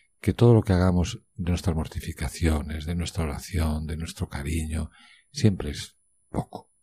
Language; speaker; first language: Spanish; native; Spanish